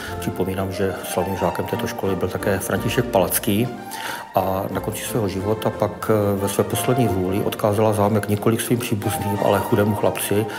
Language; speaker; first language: Czech; native; Czech